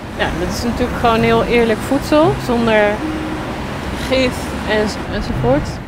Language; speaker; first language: Dutch; native; Dutch